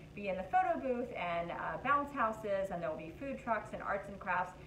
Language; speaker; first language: English; native; English